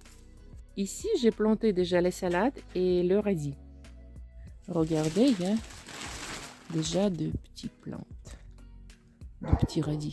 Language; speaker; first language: French; non-native, fluent; Russian